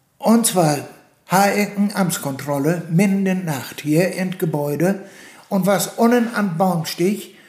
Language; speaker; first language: German; native; German